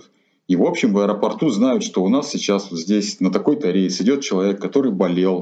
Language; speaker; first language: Russian; native; Russian